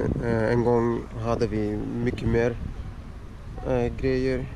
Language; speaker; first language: Swedish; early bilingual, other home language; Russian